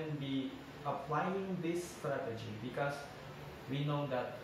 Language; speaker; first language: English; non-native, learner; Indonesian